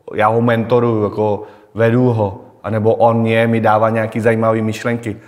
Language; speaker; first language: Czech; non-native, fluent; Vietnamese